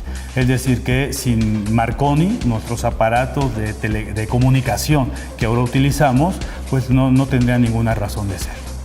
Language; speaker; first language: Spanish; native; Spanish